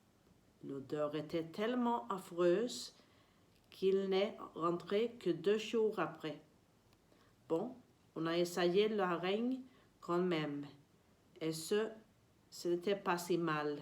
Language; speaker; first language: French; non-native, learner; Swedish